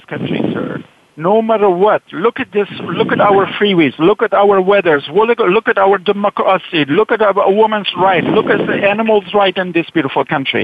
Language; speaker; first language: English; non-native, fluent; Persian